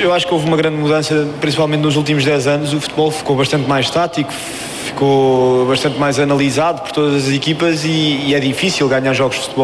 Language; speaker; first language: Portuguese; native; Portuguese